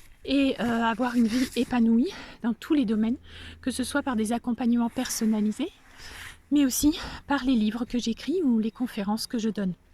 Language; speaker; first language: French; native; French